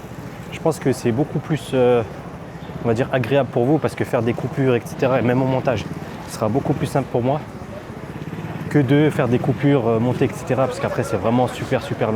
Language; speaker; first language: French; native; French